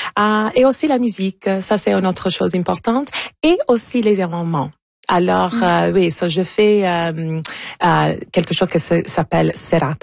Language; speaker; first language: French; non-native, fluent; Italian